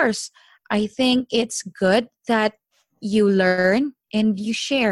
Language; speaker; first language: English; non-native, local second language; Filipino